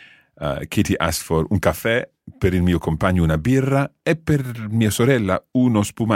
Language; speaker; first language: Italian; non-native, fluent; English